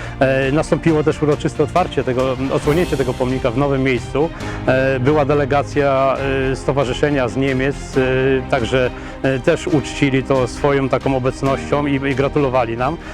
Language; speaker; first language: Polish; native; Polish